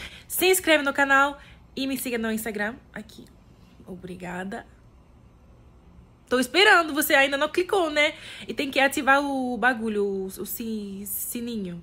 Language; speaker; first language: Portuguese; non-native, fluent; French